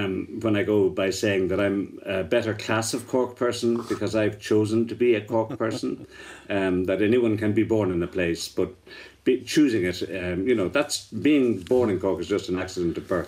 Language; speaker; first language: English; native; English